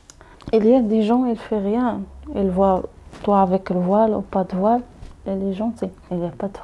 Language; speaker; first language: French; non-native, learner; Arabic